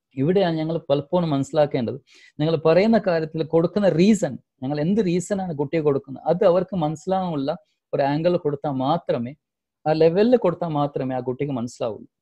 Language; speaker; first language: Malayalam; non-native, local second language; Divehi